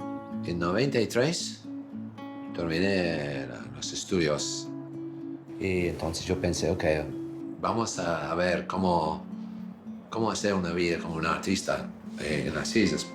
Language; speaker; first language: Spanish; non-native, fluent; English